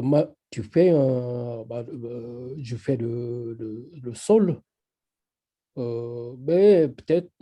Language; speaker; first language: French; non-native, fluent; Japanese